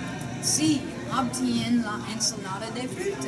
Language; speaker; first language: Spanish; non-native, learner; English